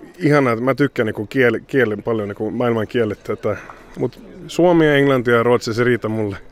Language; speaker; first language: Finnish; early bilingual, heritage; Swedish